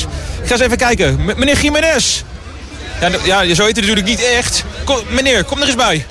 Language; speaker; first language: Dutch; native; Dutch